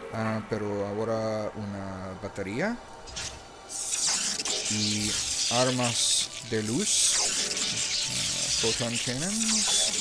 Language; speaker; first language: Spanish; non-native, learner; English